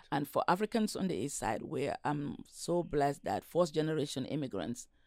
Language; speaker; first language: English; non-native, local second language; Wolof